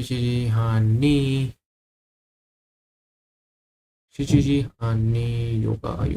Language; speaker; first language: Japanese; non-native, learner; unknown